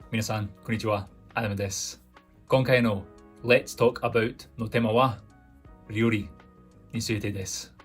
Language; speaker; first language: Japanese; non-native, fluent; English